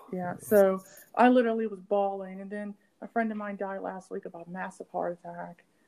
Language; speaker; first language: English; native; English